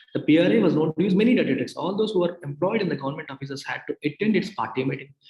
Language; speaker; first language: English; non-native, local second language; Telugu